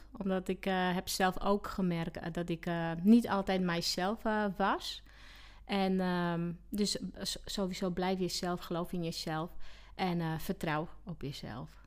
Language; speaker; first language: Dutch; non-native, fluent; Slovak